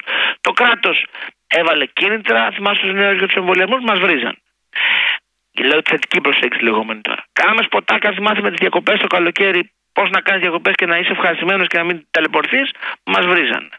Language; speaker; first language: Greek; native; Greek